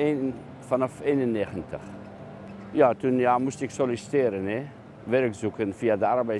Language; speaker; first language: Dutch; non-native, fluent; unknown